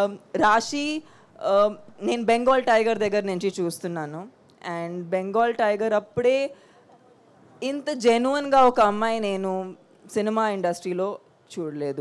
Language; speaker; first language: Telugu; non-native, local second language; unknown